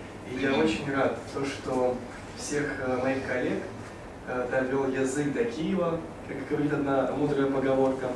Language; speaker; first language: Russian; native; Russian